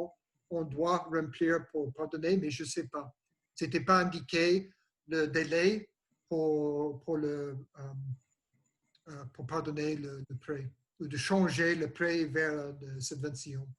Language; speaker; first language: French; non-native, learner; English